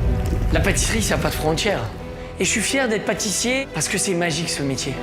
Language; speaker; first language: French; native; French